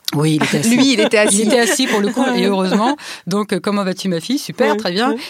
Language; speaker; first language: French; native; French